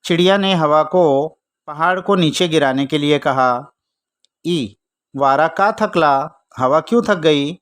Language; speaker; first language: Hindi; non-native, local second language; Marathi